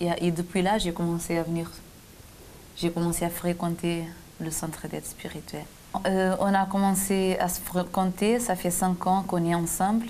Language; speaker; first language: French; non-native, fluent; Portuguese